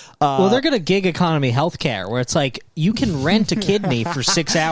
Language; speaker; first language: English; native; English